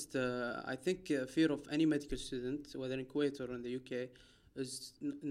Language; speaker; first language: English; non-native, fluent; Arabic